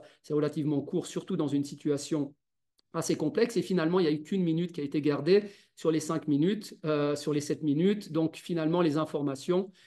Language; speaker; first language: French; native; French